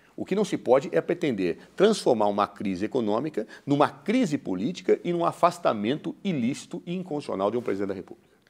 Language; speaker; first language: Portuguese; native; Portuguese